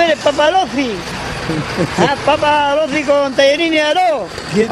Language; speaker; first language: Spanish; native; Spanish